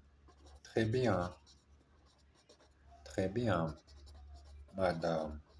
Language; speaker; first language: French; non-native, learner; Portuguese